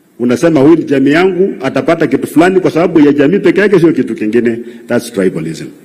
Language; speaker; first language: Swahili; non-native, local second language; Luyia